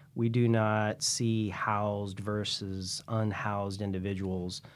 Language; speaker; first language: English; native; English